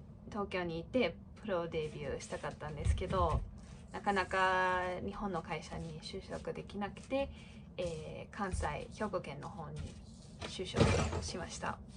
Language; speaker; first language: Japanese; non-native, fluent; English